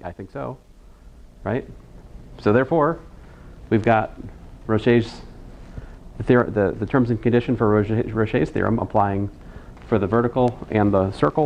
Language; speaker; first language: English; native; English